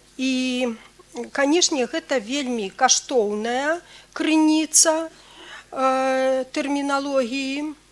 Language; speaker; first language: Belarusian; native; Belarusian